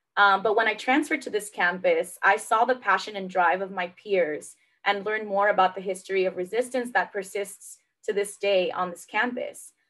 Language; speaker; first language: English; native; English